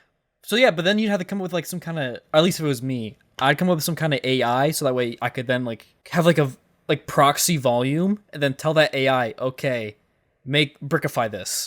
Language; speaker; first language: English; native; English